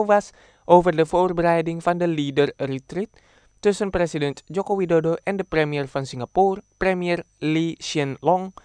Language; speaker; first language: Dutch; non-native, fluent; Indonesian